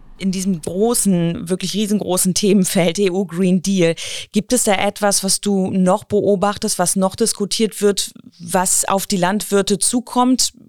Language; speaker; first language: German; native; German